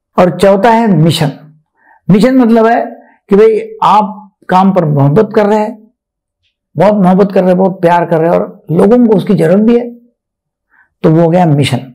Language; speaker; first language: Hindi; non-native, local second language; Marathi